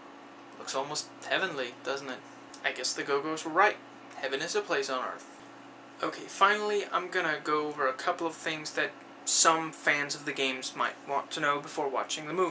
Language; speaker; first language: English; native; English